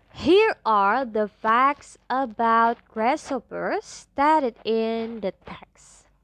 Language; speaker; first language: English; non-native, fluent; Indonesian